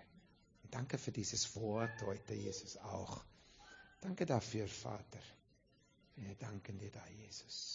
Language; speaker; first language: German; non-native, fluent; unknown